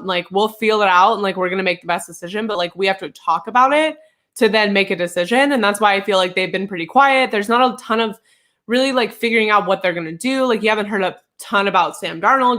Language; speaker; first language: English; native; English